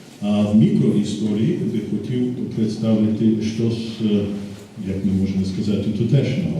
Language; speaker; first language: Ukrainian; non-native, fluent; English